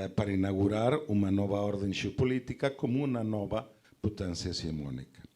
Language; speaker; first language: Portuguese; non-native, fluent; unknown